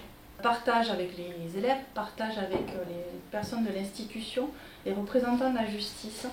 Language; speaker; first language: French; native; French